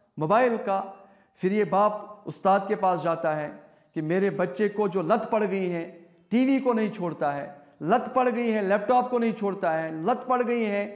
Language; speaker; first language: Hindi; non-native, local second language; Kashmiri